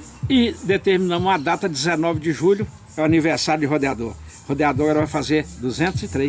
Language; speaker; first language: Portuguese; native; Portuguese